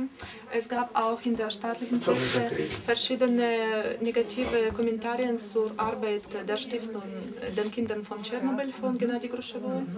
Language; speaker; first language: German; non-native, fluent; Russian